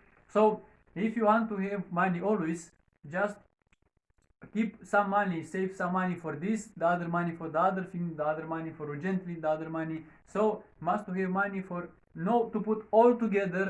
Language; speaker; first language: English; non-native, learner; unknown